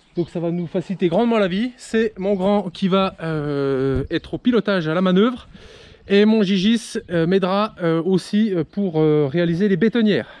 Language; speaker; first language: French; native; French